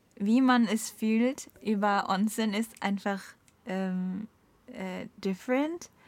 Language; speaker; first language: German; non-native, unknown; Japanese